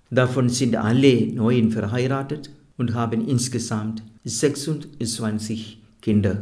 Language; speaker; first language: German; non-native, fluent; Malayalam